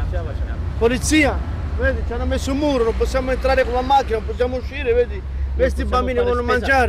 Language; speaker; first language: Italian; non-native, fluent; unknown